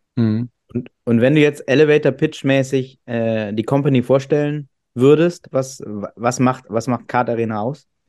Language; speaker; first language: German; native; German